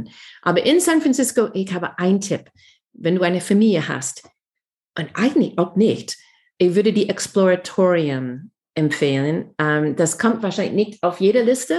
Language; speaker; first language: German; non-native, fluent; English